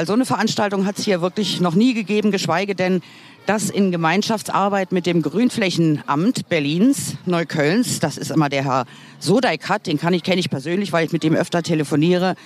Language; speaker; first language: German; native; German